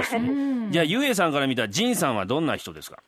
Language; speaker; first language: Japanese; native; Japanese